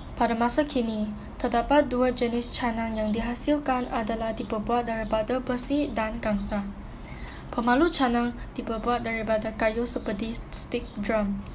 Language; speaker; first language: Malay; non-native, local second language; Chinese